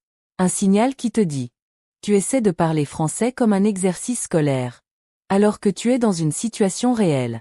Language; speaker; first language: French; native; French